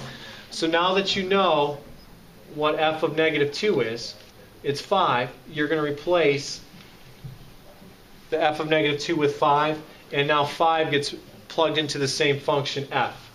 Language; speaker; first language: English; native; English